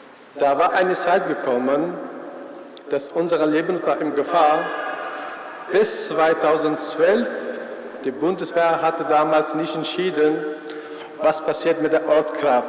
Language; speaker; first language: German; non-native, fluent; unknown